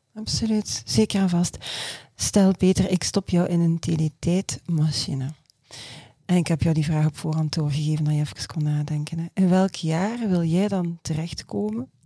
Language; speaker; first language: Dutch; native; Dutch